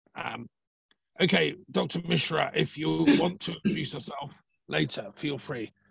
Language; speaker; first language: English; native; English